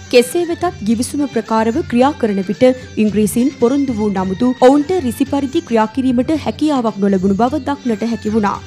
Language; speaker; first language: Sinhala; native; Sinhala